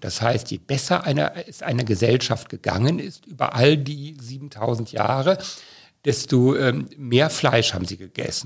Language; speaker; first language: German; native; German